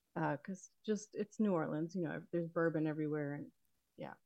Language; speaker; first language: English; native; English